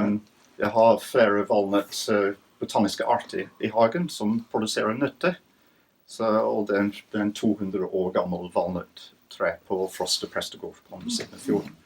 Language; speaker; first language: Norwegian; non-native, fluent; English